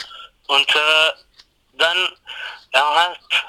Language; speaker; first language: German; non-native, learner; English